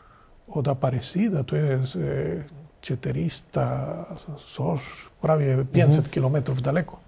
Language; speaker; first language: Polish; non-native, learner; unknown